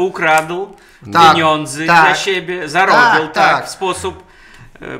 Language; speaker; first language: Polish; non-native, fluent; Russian